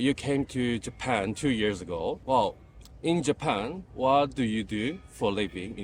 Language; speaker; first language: English; non-native, learner; Japanese